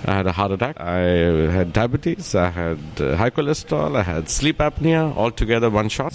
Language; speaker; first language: English; non-native, local second language; Hindi